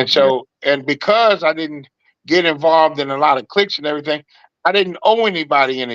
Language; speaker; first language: English; native; English